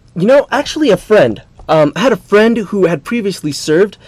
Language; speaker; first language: English; native; English